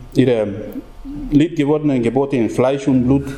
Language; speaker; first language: German; non-native, fluent; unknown